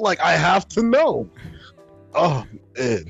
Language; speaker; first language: English; native; English